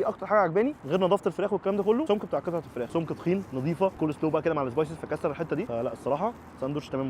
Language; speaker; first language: Arabic; native; Arabic